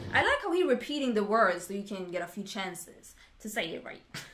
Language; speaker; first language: English; non-native, fluent; Swedish